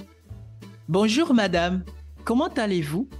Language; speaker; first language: French; non-native, fluent; Portuguese